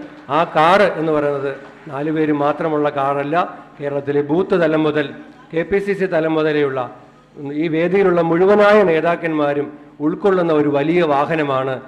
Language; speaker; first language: Malayalam; native; Malayalam